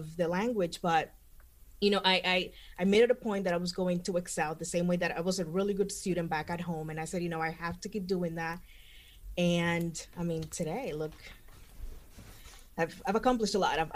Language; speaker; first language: English; non-native, fluent; Spanish